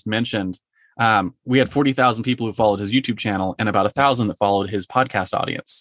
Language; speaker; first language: English; native; English